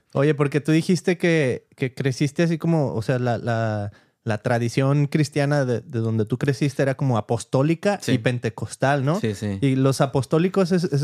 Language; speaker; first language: Spanish; native; Spanish